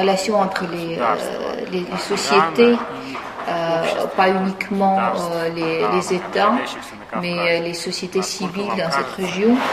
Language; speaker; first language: French; non-native, fluent; Russian